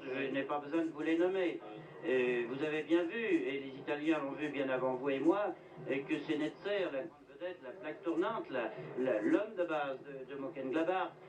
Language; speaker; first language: French; native; French